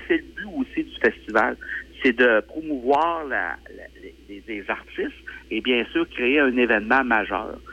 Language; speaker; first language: French; native; French